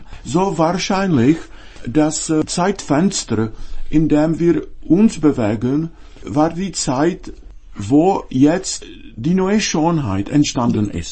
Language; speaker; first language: German; non-native, fluent; Czech